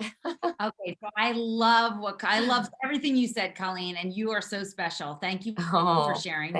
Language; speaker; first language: English; native; English